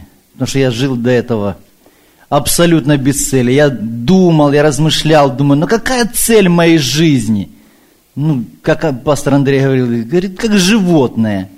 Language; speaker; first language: Russian; early bilingual, heritage; Ukrainian